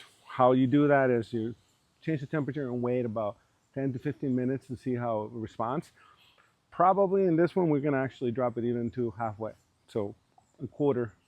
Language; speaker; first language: English; early bilingual, other home language; Spanish